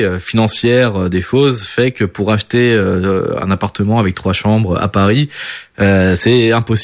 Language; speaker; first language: French; early bilingual, other home language; Portuguese